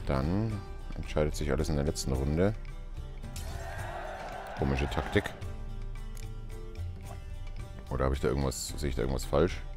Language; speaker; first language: German; native; German